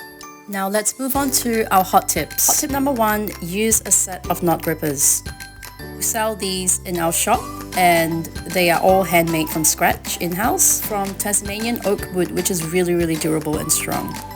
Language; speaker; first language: English; native; English